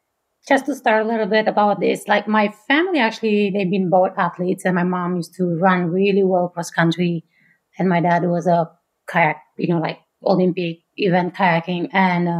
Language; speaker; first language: English; non-native, fluent; Romanian